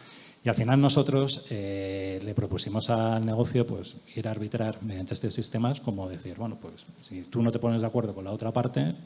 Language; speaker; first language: Spanish; native; Spanish